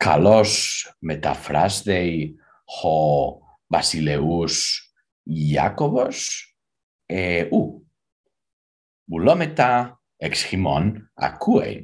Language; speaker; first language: Greek; non-native, fluent; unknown